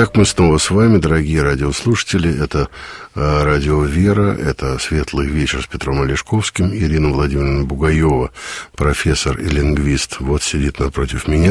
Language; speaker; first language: Russian; native; Russian